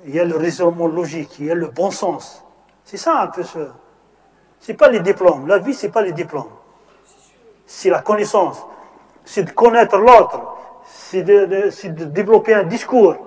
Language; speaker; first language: French; non-native, local second language; Arabic